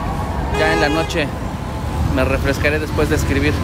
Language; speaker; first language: Spanish; native; Spanish